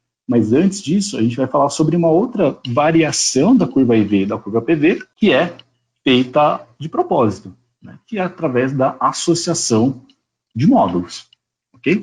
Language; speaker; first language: Portuguese; native; Portuguese